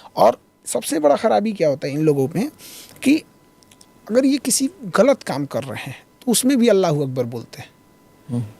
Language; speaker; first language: Hindi; native; Hindi